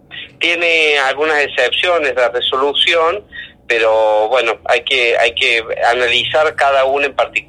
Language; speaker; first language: Spanish; native; Spanish